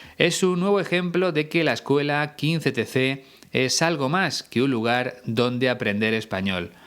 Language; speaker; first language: Spanish; native; Spanish